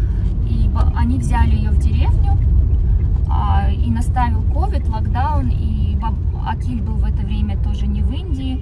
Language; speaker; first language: Russian; native; Russian